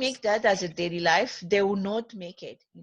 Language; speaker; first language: English; non-native, fluent; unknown